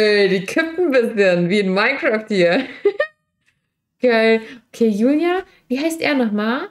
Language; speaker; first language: German; native; German